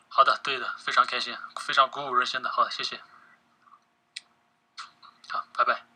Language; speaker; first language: Chinese; non-native, local second language; Uyghur